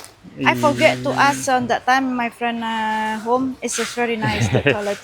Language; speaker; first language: English; non-native, learner; Indonesian